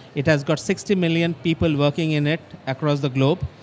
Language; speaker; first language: English; non-native, local second language; Bangla